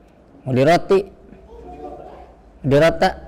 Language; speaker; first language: Arabic; non-native, fluent; Indonesian